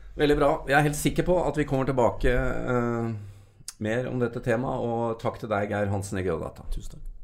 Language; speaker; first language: Norwegian; native; Norwegian